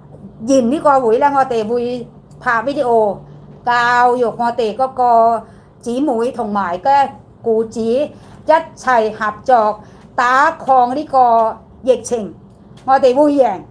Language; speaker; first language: Cantonese; non-native, learner; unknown